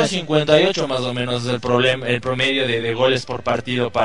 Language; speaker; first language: Spanish; native; Spanish